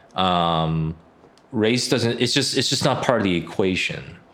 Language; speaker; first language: English; early bilingual, other home language; Korean